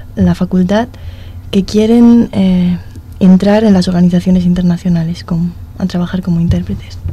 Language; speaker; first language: Spanish; native; Spanish